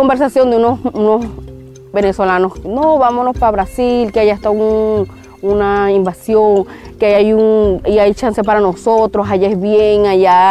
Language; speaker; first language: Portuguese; non-native, learner; Spanish